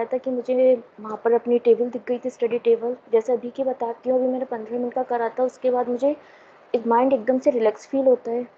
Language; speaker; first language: Hindi; native; Hindi